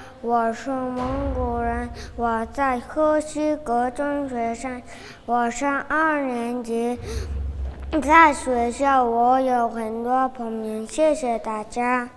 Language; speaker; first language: Chinese; non-native, learner; Mongolian